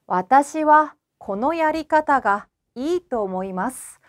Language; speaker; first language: Japanese; non-native, fluent; Korean